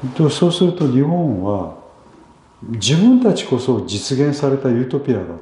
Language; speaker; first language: Japanese; early bilingual, other home language; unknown